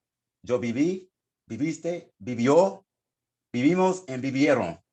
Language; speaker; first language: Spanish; non-native, learner; English